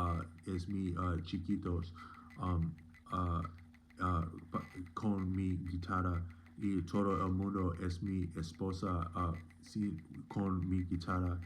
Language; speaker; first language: Spanish; non-native, learner; English